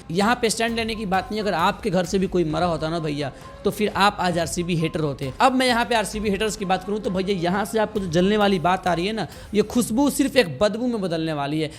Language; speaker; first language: Hindi; native; Hindi